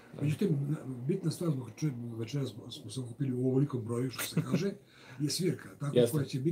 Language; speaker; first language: Serbian; native; Serbian